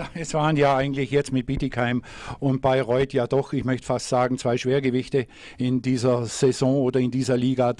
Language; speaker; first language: German; native; German